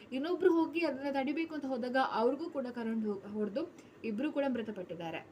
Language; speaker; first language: Kannada; non-native, local second language; Tulu